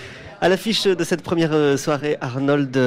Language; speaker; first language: French; native; French